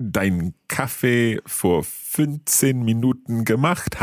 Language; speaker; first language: German; non-native, fluent; English